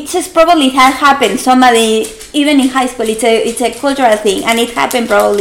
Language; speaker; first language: English; non-native, fluent; Spanish